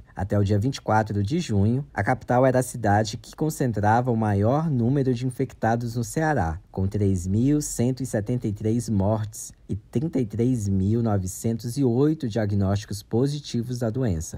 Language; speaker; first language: Portuguese; native; Portuguese